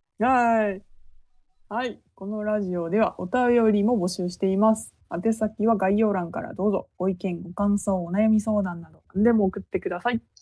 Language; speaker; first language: Japanese; native; Japanese